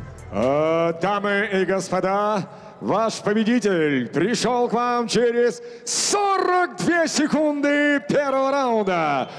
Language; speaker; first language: Russian; native; Russian